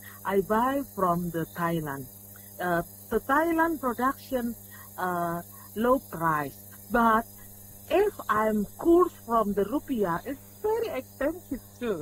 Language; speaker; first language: English; non-native, learner; Indonesian